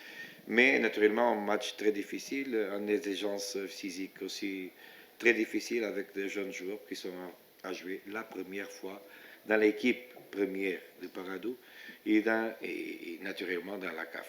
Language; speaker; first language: French; non-native, fluent; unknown